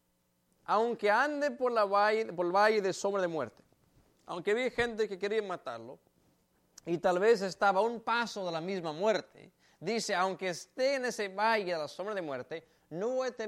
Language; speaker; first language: Spanish; native; Spanish